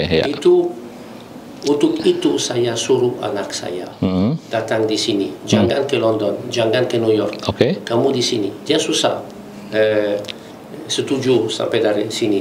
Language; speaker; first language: Indonesian; non-native, learner; Italian